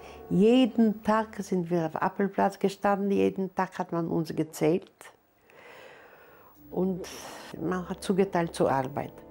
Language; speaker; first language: German; non-native, learner; Polish